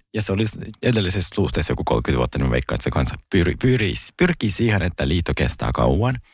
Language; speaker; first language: Finnish; early bilingual, other home language; Russian